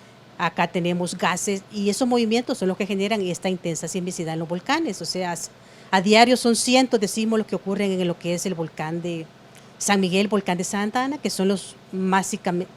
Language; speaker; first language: Spanish; native; Spanish